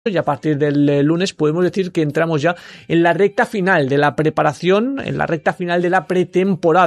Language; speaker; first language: Spanish; native; Spanish